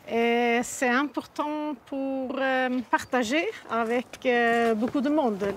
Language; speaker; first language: French; non-native, learner; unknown